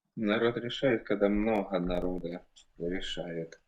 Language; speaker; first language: Russian; native; Russian